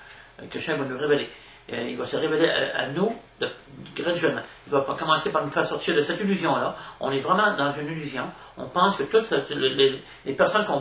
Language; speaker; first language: French; native; French